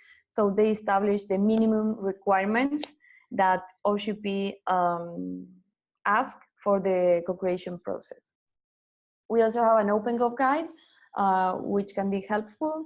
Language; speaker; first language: English; non-native, fluent; Spanish